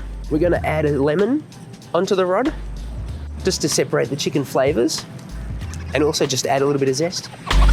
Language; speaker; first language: English; native; English